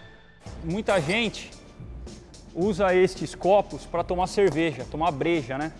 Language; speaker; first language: Portuguese; native; Portuguese